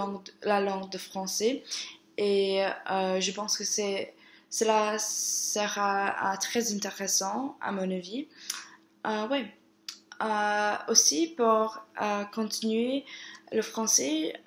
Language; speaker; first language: French; non-native, learner; English